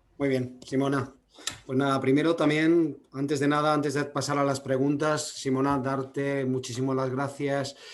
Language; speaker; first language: Spanish; native; Spanish